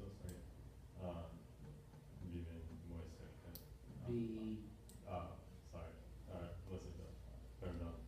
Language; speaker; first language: Spanish; non-native, learner; English